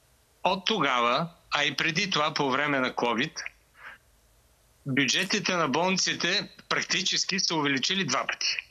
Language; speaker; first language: Bulgarian; native; Bulgarian